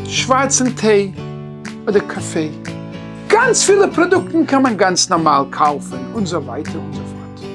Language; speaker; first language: German; non-native, fluent; English